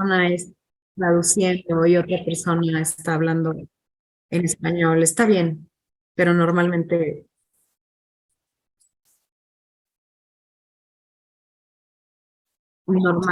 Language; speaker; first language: Spanish; non-native, fluent; English